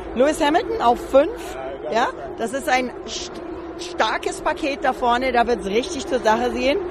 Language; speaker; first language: German; native; German